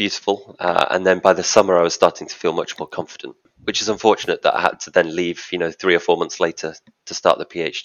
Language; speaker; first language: English; native; English